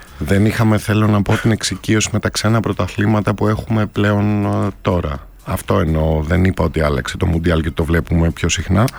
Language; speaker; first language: Greek; native; Greek